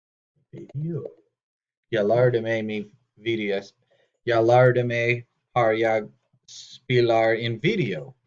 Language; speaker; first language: Swedish; non-native, learner; English